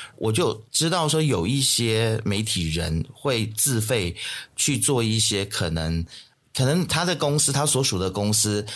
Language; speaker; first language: Chinese; native; Chinese